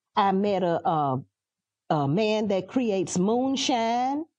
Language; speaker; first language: English; native; English